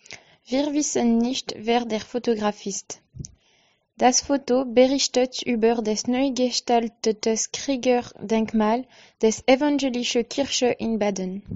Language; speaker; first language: German; non-native, learner; French